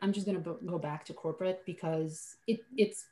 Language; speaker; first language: English; non-native, fluent; Slovenian